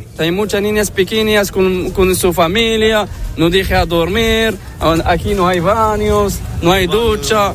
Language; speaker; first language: Spanish; non-native, learner; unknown